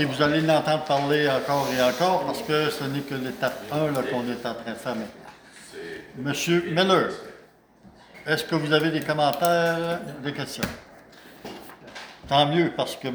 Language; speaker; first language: French; native; French